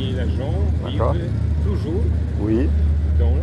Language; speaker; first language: French; non-native, learner; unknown